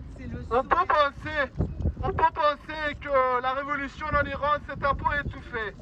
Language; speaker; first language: French; non-native, fluent; Persian